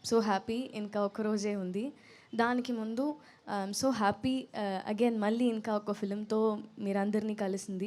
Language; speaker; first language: Telugu; non-native, learner; Tamil